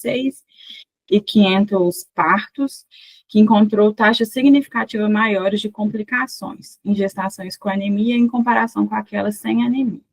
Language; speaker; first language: Portuguese; native; Portuguese